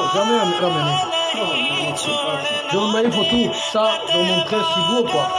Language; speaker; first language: French; non-native, learner; Arabic